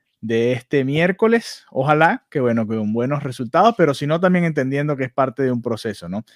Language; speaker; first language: Spanish; native; Spanish